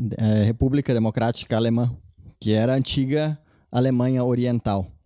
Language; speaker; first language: Portuguese; non-native, local second language; German